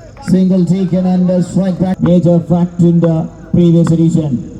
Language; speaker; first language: English; non-native, local second language; Malayalam